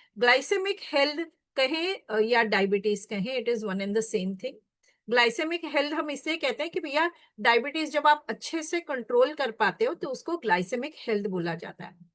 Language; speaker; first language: Hindi; non-native, local second language; Marathi